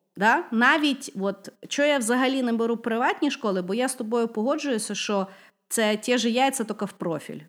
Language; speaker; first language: Ukrainian; non-native, local second language; Russian